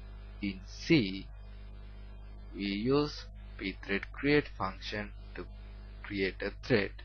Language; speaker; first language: English; non-native, learner; Sinhala